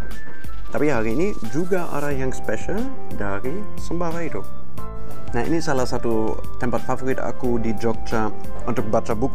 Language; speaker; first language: Indonesian; non-native, fluent; German